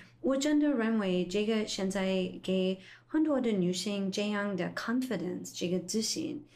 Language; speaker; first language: Chinese; non-native, fluent; English